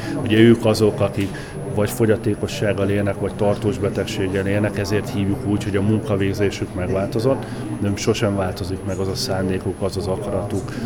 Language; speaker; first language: Hungarian; native; Hungarian